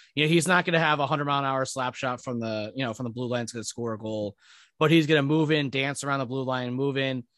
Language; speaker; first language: English; native; English